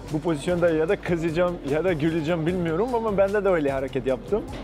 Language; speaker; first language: Turkish; non-native, learner; Macedonian